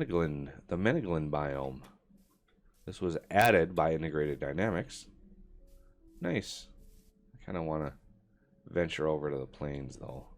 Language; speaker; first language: English; native; English